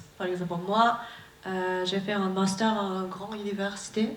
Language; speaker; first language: French; non-native, learner; Japanese